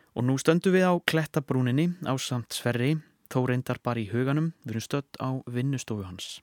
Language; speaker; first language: Icelandic; native; Icelandic